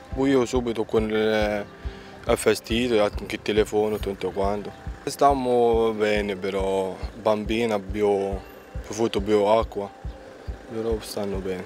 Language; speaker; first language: Italian; non-native, learner; Arabic